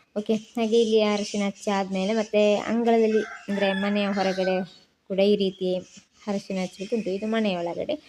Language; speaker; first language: Kannada; non-native, local second language; Tulu